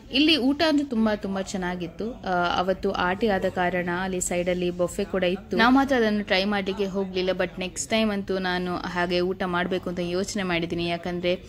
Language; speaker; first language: Kannada; non-native, local second language; Konkani